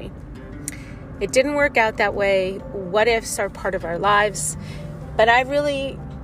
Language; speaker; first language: English; native; English